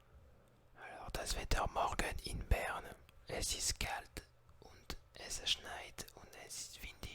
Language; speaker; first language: German; non-native, learner; French